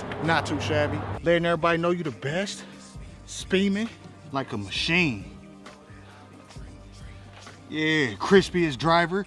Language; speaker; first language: English; native; English